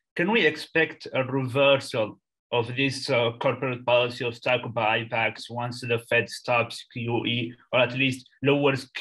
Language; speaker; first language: English; non-native, fluent; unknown